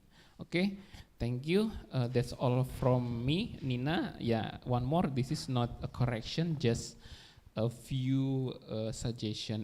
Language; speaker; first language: English; non-native, learner; Indonesian